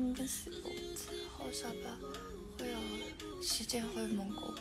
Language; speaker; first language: Chinese; non-native, learner; Mongolian